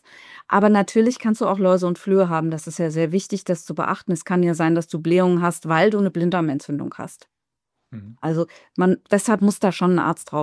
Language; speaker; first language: German; native; German